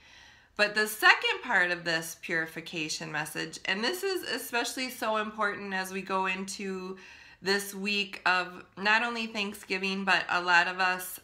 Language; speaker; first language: English; native; English